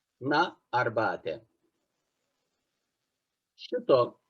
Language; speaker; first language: Russian; non-native, fluent; Turkish